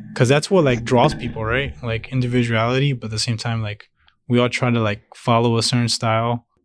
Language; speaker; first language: English; early bilingual, other home language; Spanish